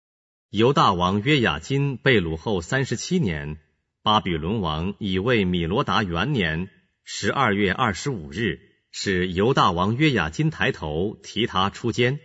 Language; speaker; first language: Chinese; native; Chinese